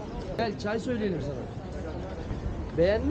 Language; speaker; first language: Turkish; native; Turkish